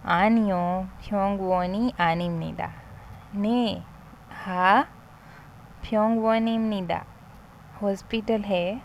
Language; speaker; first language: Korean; non-native, fluent; Hindi